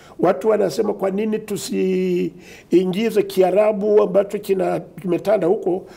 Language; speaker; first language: Swahili; non-native, local second language; Kinyarwanda